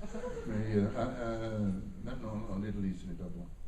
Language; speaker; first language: French; non-native, learner; English